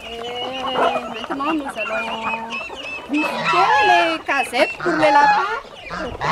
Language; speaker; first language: French; non-native, local second language; Malagasy